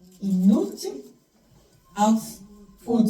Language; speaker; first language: German; non-native, learner; Portuguese